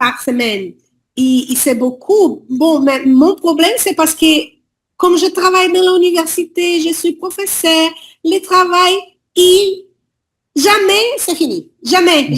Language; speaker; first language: French; non-native, learner; Portuguese